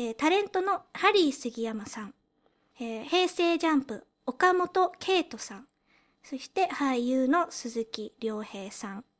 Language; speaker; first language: Japanese; early bilingual, heritage; Japanese